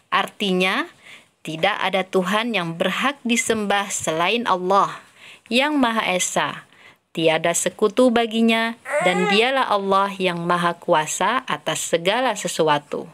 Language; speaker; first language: Indonesian; native; Indonesian